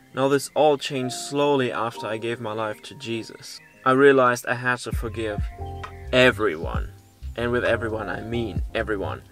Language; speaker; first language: English; early bilingual, heritage; German